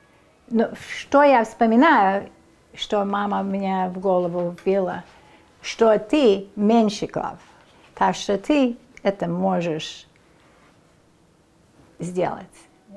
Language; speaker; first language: Russian; early bilingual, heritage; Russian